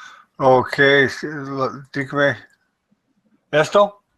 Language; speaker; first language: Spanish; non-native, learner; English